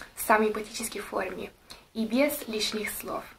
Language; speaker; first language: Russian; non-native, fluent; Italian